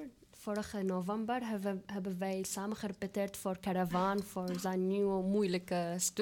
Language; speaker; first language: Dutch; non-native, fluent; Arabic